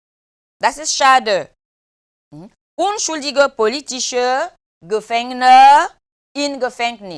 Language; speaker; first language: German; non-native, learner; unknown